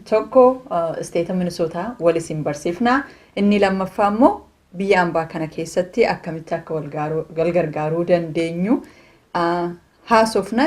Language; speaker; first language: Oromo; native; Oromo